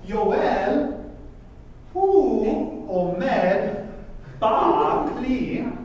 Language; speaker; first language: Hebrew; non-native, fluent; English